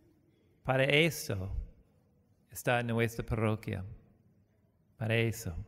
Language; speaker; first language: Spanish; non-native, learner; English